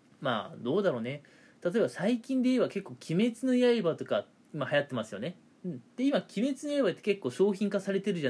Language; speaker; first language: Japanese; native; Japanese